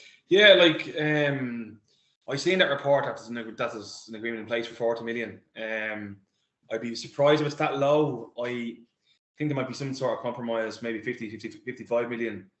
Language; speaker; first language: English; native; English